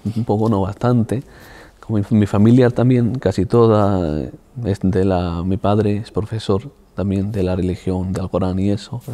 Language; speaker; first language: Spanish; non-native, fluent; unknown